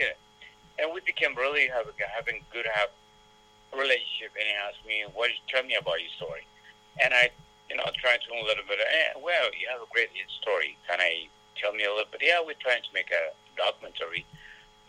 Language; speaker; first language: English; non-native, learner; Amharic